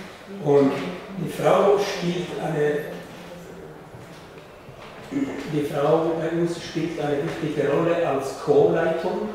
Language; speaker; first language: German; non-native, fluent; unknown